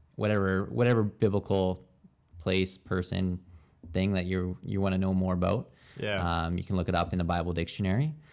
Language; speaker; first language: English; native; English